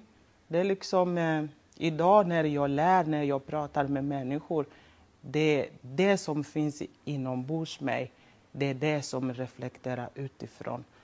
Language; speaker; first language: Swedish; non-native, local second language; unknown